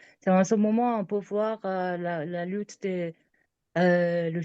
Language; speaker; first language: French; non-native, learner; Mongolian